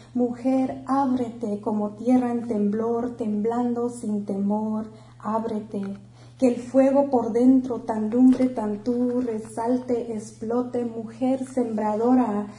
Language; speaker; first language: Spanish; early bilingual, heritage; Spanish